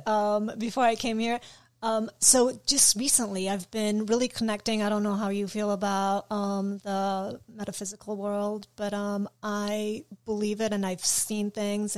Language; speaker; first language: English; non-native, fluent; Polish